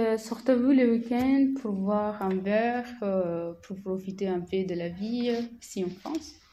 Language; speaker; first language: French; non-native, learner; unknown